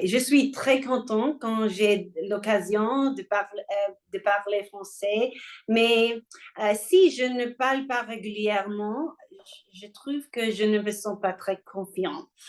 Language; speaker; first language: French; non-native, learner; English